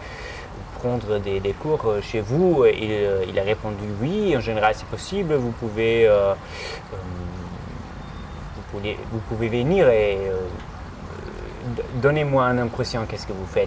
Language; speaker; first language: French; non-native, fluent; German